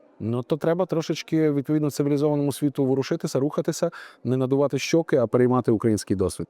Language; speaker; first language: Ukrainian; native; Ukrainian